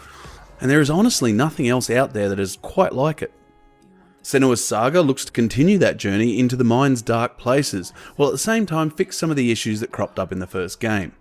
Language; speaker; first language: English; native; English